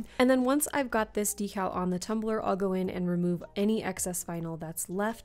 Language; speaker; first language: English; native; English